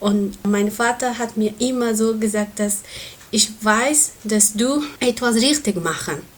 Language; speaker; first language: German; non-native, learner; Persian